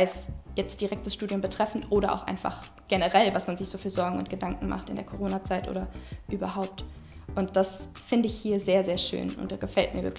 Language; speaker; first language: German; native; German